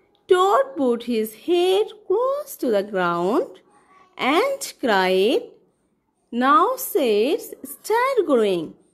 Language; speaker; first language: English; non-native, local second language; Bangla